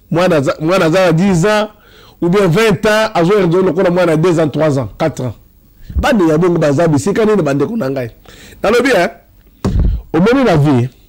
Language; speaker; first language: Lingala; non-native, local second language; Luba-Lulua